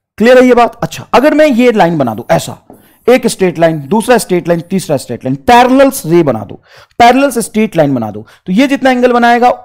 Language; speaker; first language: Hindi; native; Hindi